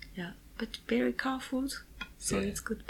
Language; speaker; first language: English; non-native, learner; Japanese